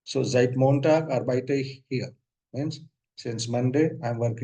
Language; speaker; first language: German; non-native, fluent; Hindi